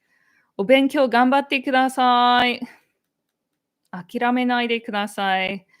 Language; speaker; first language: Japanese; non-native, fluent; English